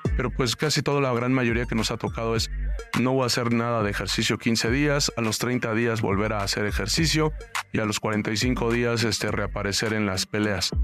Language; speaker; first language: Spanish; native; Spanish